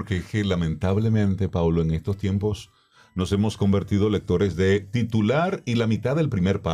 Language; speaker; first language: Spanish; native; Spanish